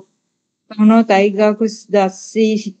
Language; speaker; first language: Japanese; non-native, learner; Chinese